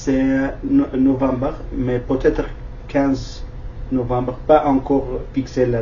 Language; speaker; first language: French; non-native, learner; Kurdish